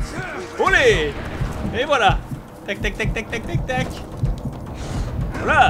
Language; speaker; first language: French; native; French